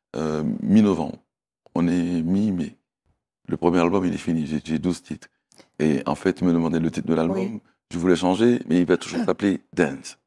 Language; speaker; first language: French; native; French